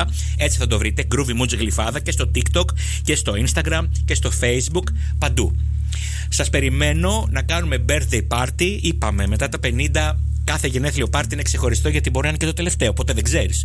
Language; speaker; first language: Greek; native; Greek